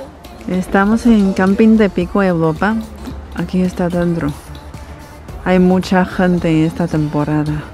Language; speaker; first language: Spanish; non-native, learner; Chinese